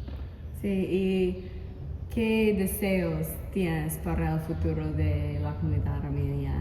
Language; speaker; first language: Spanish; non-native, learner; English